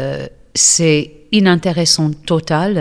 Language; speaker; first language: French; non-native, fluent; English